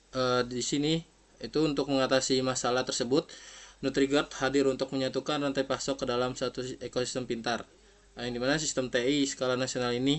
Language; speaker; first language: Indonesian; native; Indonesian